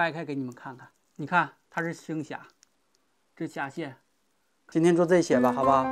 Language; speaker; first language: Chinese; native; Chinese